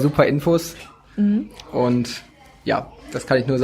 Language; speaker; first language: German; native; German